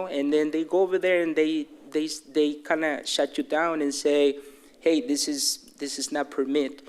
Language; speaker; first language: English; non-native, fluent; Spanish